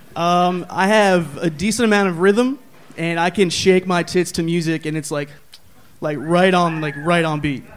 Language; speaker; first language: English; native; English